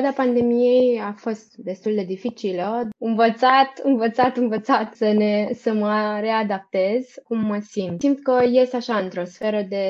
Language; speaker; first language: Romanian; native; Romanian